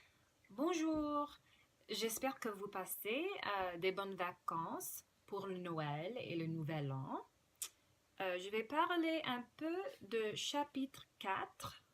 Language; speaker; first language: French; non-native, fluent; English